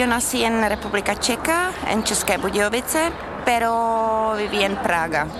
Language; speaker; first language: Spanish; non-native, learner; Czech